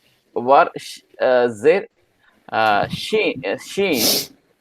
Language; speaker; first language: German; non-native, learner; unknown